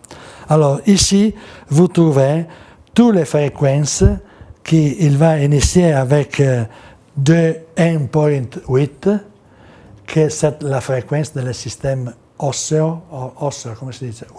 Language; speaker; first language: French; non-native, learner; Italian